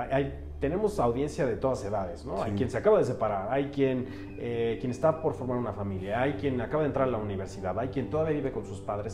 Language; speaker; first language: Spanish; native; Spanish